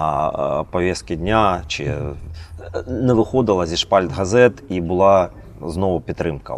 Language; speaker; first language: Ukrainian; native; Ukrainian